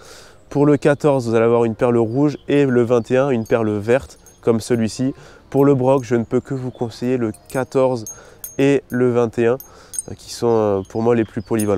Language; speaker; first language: French; native; French